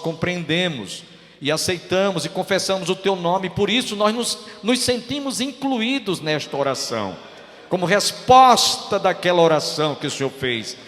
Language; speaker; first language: Portuguese; native; Portuguese